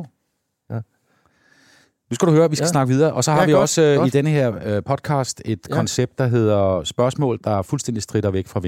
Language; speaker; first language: Danish; native; Danish